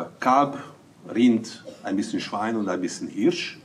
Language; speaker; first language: German; non-native, fluent; Hungarian